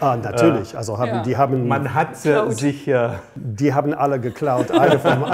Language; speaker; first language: German; non-native, fluent; English